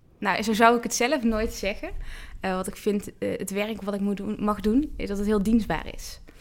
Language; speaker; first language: Dutch; native; Dutch